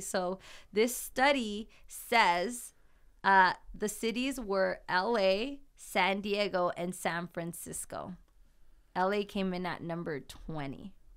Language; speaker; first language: English; early bilingual, other home language; Spanish